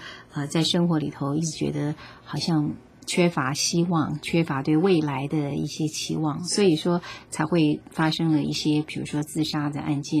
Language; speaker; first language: Chinese; native; Chinese